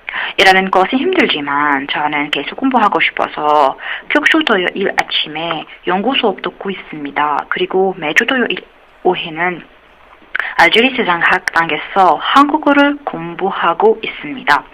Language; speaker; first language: Korean; non-native, learner; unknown